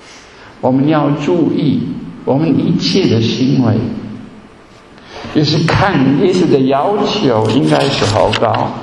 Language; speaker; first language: Chinese; non-native, fluent; German